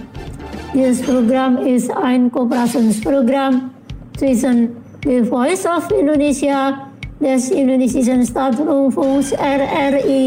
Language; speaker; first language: German; non-native, fluent; Indonesian